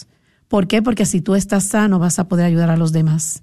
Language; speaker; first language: Spanish; native; Spanish